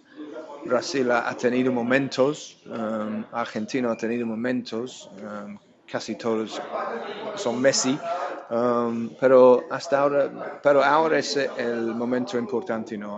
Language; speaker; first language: Spanish; non-native, fluent; English